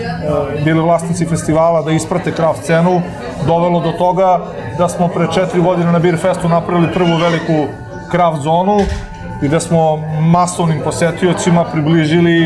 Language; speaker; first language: Serbian; native; Serbian